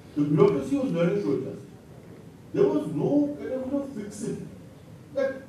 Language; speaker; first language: English; non-native, local second language; Bangla